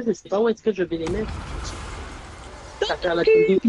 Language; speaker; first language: French; native; French